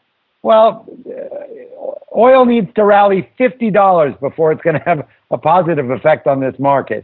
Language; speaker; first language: English; native; English